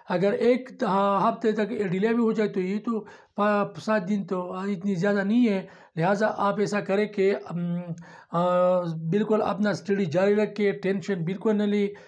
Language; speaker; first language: Urdu; non-native, local second language; Pashto